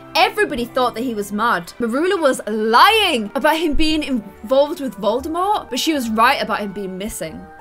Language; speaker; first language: English; native; English